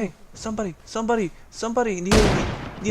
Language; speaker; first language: English; non-native, learner; Korean